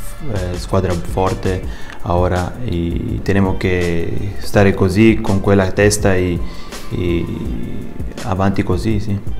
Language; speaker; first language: Italian; non-native, learner; Spanish